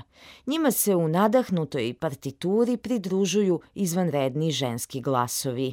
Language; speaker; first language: Serbian; native; Serbian